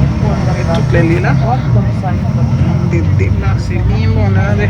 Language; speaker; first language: French; non-native, learner; Haitian Creole